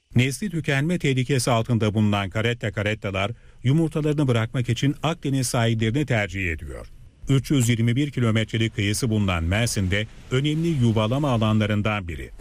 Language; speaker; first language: Turkish; native; Turkish